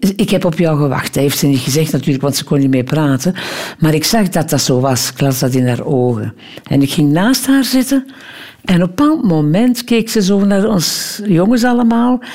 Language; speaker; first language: Dutch; native; Dutch